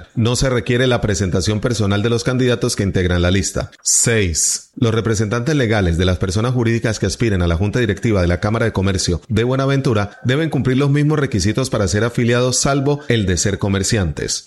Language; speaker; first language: Spanish; native; Spanish